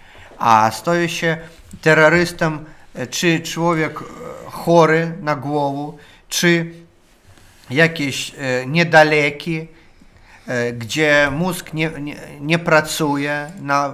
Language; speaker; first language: Polish; non-native, learner; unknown